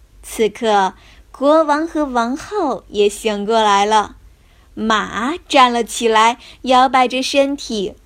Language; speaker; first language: Chinese; native; Chinese